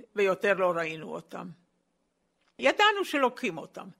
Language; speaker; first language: Hebrew; non-native, fluent; Slovak